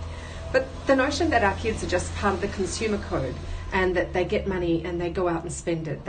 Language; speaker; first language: English; native; English